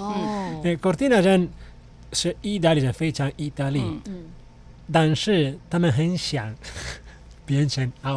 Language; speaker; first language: Chinese; non-native, fluent; Italian